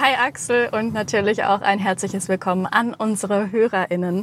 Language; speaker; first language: German; native; German